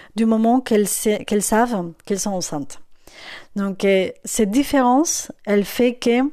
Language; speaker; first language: French; non-native, fluent; Spanish